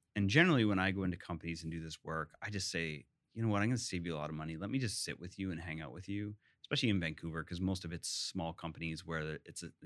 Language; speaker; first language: English; native; English